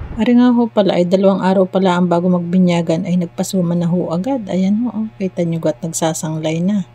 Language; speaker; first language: Filipino; native; Filipino